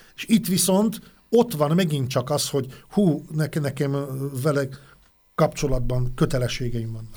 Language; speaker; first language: Hungarian; native; Hungarian